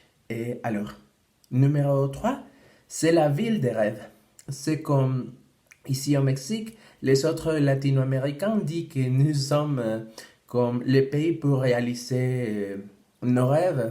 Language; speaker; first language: French; non-native, fluent; Spanish